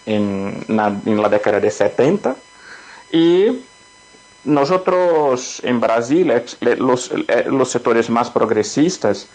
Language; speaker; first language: Spanish; non-native, fluent; Portuguese